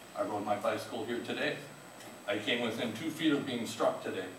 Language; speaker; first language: English; native; English